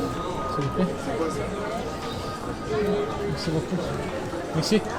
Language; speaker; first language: French; non-native, learner; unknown